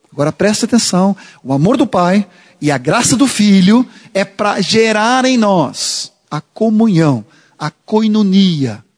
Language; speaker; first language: Portuguese; non-native, fluent; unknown